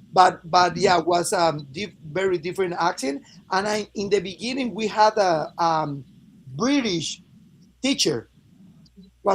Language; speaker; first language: English; non-native, fluent; Spanish